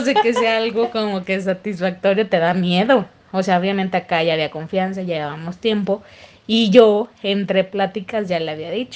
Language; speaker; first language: Spanish; native; Spanish